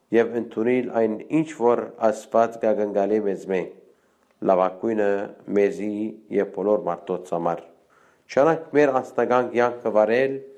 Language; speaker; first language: Armenian; early bilingual, heritage; Armenian